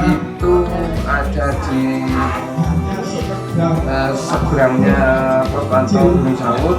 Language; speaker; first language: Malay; non-native, local second language; Javanese